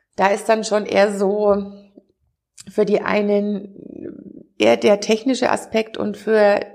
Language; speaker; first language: German; native; German